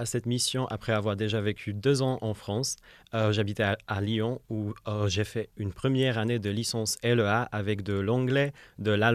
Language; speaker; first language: French; non-native, fluent; Czech